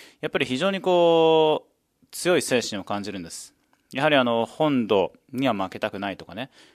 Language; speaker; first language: Japanese; native; Japanese